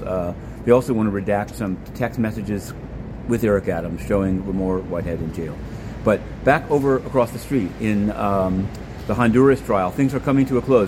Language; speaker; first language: English; native; English